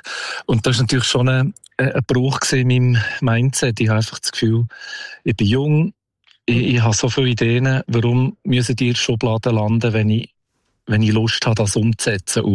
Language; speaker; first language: German; native; German